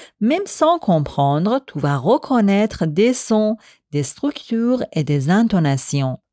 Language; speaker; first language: French; non-native, fluent; Persian